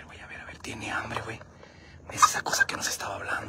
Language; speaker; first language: Spanish; native; Spanish